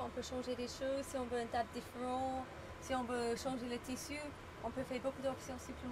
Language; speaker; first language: French; non-native, learner; English